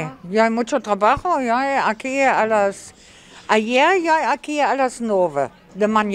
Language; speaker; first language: Spanish; non-native, learner; German